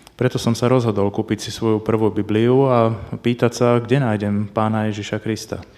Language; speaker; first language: Slovak; native; Slovak